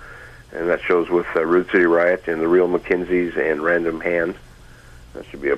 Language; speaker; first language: English; native; English